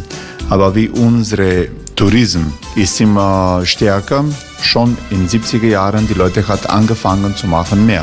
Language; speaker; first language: German; non-native, learner; Croatian